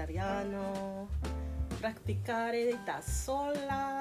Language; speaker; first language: Italian; non-native, learner; English